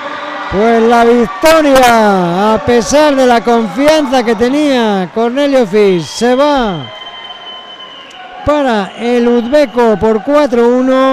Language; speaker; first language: Spanish; native; Spanish